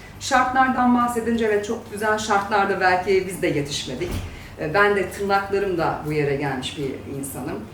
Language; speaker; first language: Turkish; early bilingual, heritage; Turkish